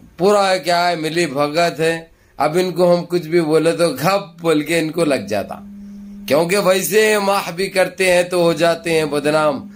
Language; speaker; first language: Urdu; native; Urdu